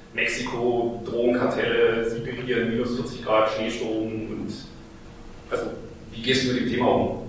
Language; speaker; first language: German; early bilingual, other home language; Russian